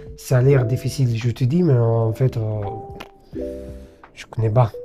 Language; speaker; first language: French; non-native, learner; Arabic